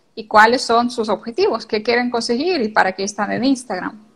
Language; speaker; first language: Spanish; non-native, fluent; Ukrainian